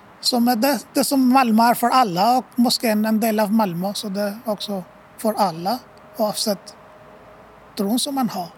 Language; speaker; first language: Swedish; non-native, fluent; Arabic